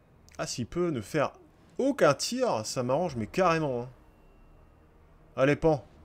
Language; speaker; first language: French; native; French